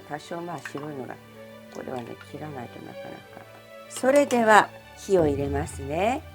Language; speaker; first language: Japanese; early bilingual, other home language; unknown